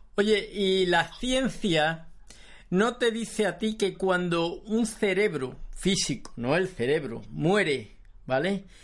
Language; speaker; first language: Spanish; native; Spanish